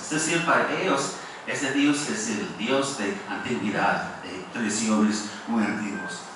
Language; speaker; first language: Spanish; non-native, fluent; English